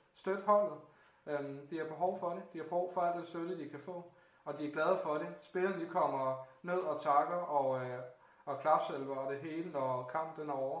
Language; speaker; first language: Danish; native; Danish